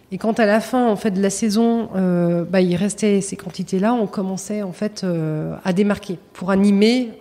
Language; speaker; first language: French; native; French